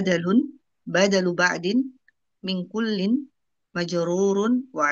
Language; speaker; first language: Arabic; non-native, learner; Indonesian